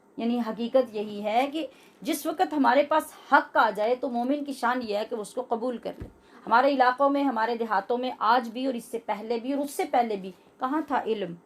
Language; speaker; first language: Urdu; native; Urdu